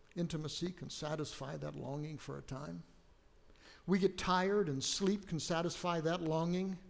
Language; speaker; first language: English; native; English